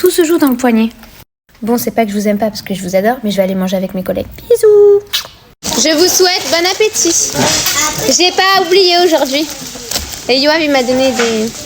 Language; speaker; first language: French; native; French